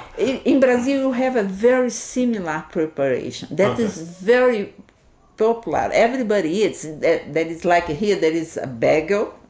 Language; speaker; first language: English; non-native, learner; Portuguese